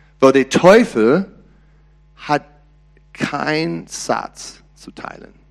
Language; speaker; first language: German; non-native, learner; English